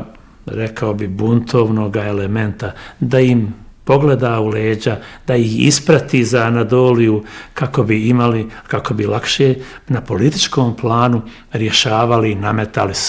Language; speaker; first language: Bosnian; native; Bosnian